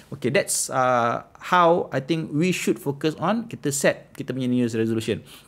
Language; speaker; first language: English; non-native, local second language; Malay